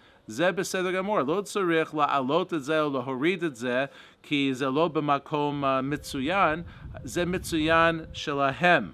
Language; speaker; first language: Hebrew; non-native, fluent; English